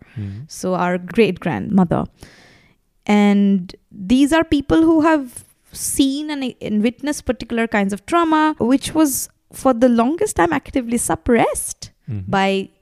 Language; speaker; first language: English; non-native, local second language; Bangla